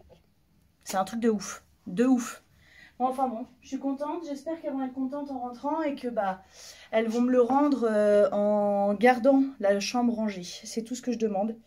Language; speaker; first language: French; native; French